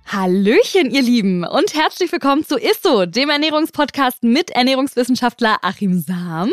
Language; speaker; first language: German; non-native, fluent; Spanish